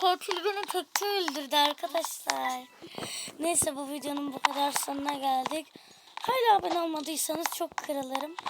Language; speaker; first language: Turkish; native; Turkish